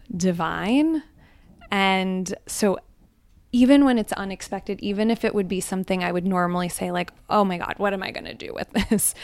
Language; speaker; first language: English; early bilingual, other home language; Gujarati